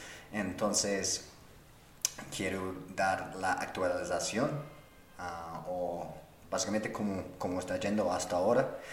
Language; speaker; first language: Spanish; non-native, fluent; English